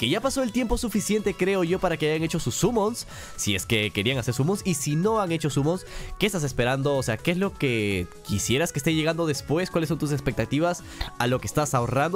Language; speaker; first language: Spanish; native; Spanish